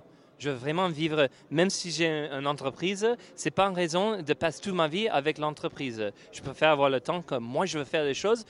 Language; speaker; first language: French; non-native, fluent; English